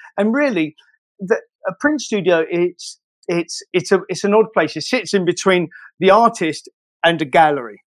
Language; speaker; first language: English; native; English